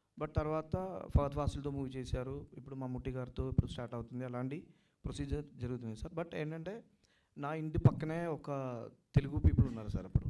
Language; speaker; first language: Telugu; non-native, learner; Malayalam